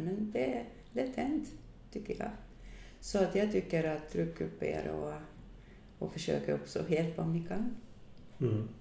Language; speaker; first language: Swedish; non-native, fluent; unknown